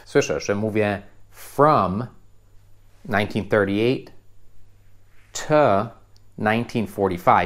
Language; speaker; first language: Polish; non-native, fluent; English